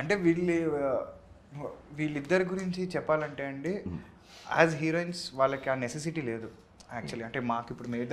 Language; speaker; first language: Telugu; native; Telugu